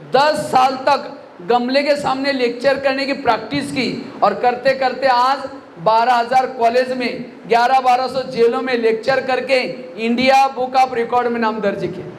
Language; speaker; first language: Hindi; non-native, local second language; Marathi